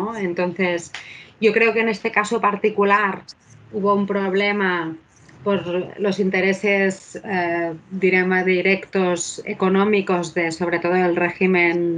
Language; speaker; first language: Spanish; native; Spanish